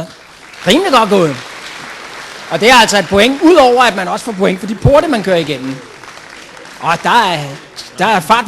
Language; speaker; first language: Danish; native; Danish